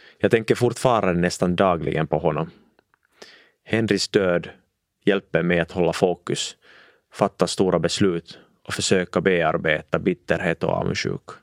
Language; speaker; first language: Swedish; non-native, local second language; Finnish